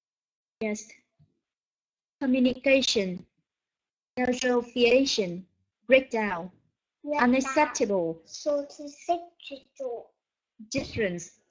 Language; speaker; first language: English; non-native, learner; Vietnamese